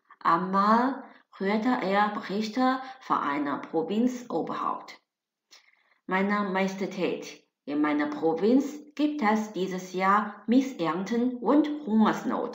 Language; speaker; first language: German; non-native, fluent; Chinese